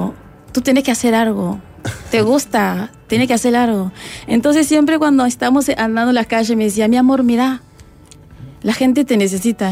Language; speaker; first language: Spanish; non-native, fluent; Rundi